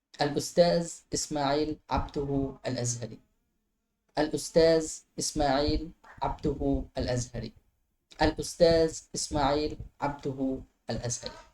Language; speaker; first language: Arabic; non-native, fluent; Bangla